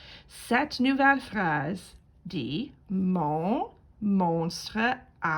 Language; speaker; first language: French; non-native, fluent; English